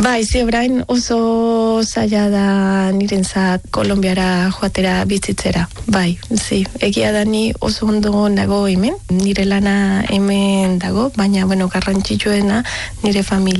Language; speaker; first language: Basque; non-native, learner; Spanish